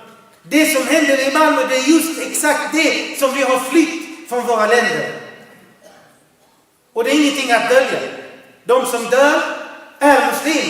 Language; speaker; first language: Swedish; non-native, fluent; Arabic